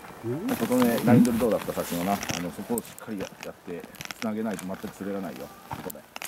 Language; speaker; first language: Japanese; native; Japanese